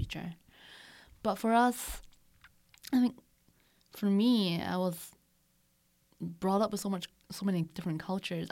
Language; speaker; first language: English; native; English